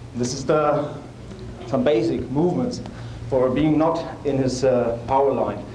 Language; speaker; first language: English; non-native, fluent; German